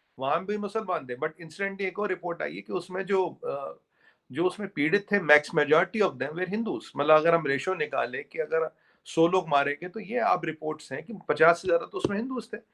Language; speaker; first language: Hindi; native; Hindi